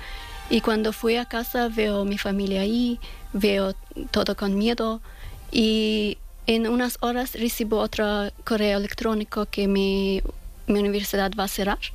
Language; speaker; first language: Spanish; non-native, learner; Persian